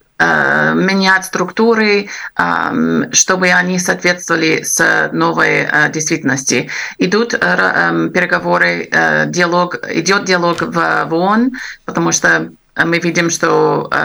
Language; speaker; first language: Russian; non-native, fluent; English